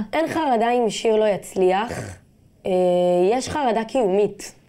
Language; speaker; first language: Hebrew; non-native, local second language; Arabic